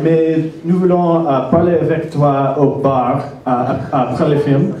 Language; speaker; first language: French; non-native, learner; English